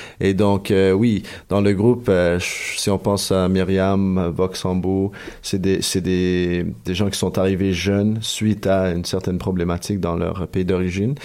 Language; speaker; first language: French; early bilingual, other home language; Spanish